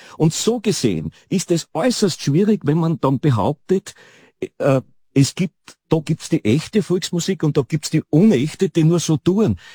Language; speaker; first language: German; native; German